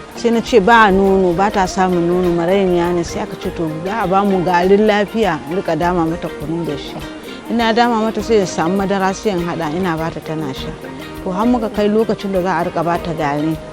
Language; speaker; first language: Hausa; native; Hausa